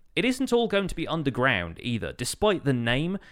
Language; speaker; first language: English; native; English